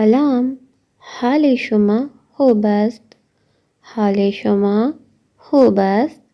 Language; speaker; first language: Persian; non-native, fluent; Urdu